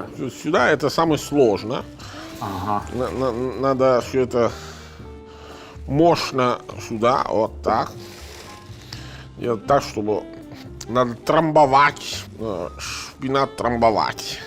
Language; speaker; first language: Russian; non-native, fluent; Italian